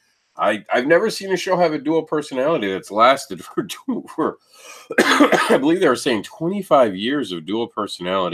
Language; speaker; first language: English; native; English